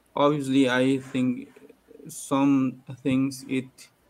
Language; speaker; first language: English; non-native, learner; Spanish